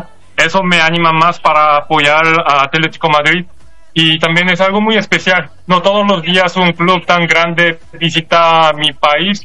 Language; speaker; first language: Spanish; non-native, fluent; Korean